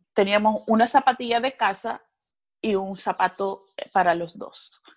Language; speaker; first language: Spanish; non-native, fluent; Georgian